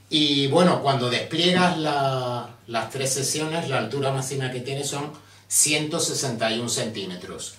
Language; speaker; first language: Spanish; native; Spanish